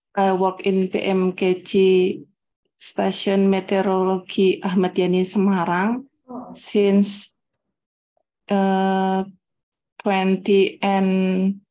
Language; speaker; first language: English; non-native, learner; Indonesian